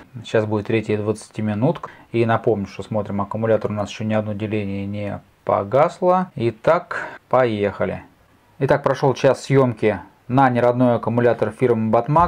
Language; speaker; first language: Russian; native; Russian